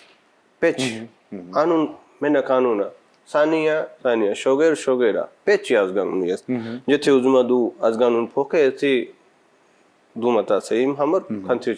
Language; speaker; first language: Armenian; non-native, learner; Punjabi